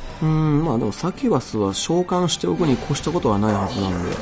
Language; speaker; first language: Japanese; native; Japanese